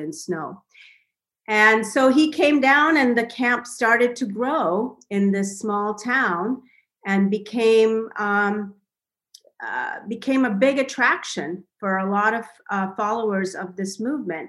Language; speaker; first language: English; non-native, local second language; Bangla